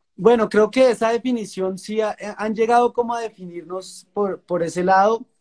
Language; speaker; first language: Spanish; native; Spanish